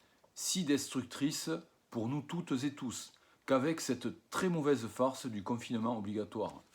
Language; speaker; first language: French; native; French